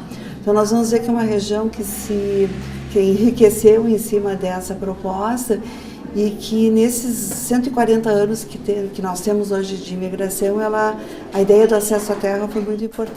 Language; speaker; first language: Portuguese; native; Portuguese